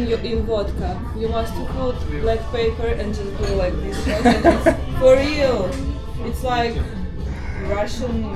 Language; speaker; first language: English; non-native, learner; Russian